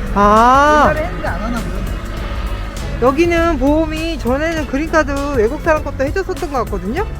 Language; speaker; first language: Korean; native; Korean